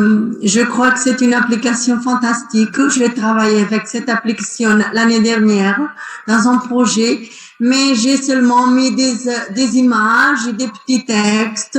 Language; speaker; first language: French; non-native, fluent; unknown